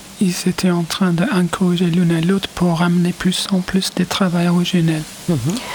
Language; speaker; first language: French; non-native, fluent; English